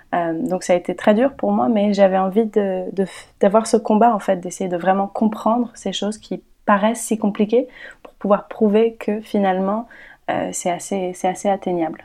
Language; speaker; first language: French; native; French